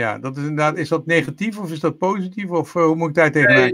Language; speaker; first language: Dutch; native; Dutch